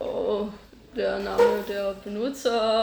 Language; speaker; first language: German; non-native, learner; French